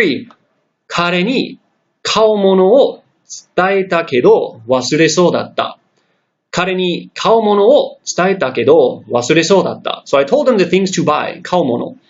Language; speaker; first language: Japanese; non-native, fluent; English